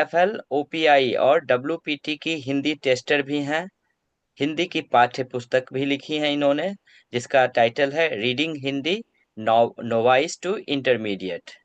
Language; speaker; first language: Hindi; native; Hindi